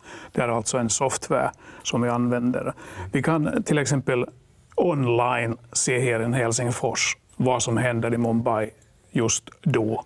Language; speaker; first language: Swedish; non-native, local second language; Finnish